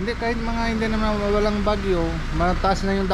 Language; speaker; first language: Filipino; non-native, learner; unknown